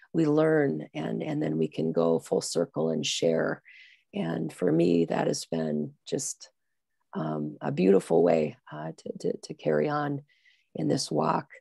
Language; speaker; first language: English; native; English